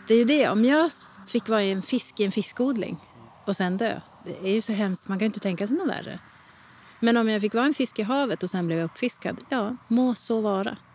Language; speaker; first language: Swedish; native; Swedish